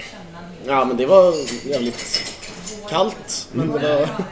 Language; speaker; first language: Swedish; native; Swedish